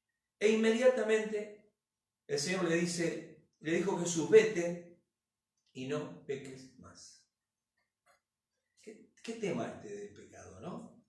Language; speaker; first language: Spanish; native; Spanish